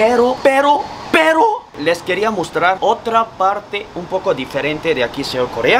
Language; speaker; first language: Spanish; non-native, fluent; Korean